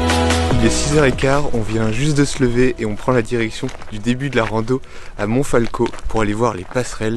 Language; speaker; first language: French; native; French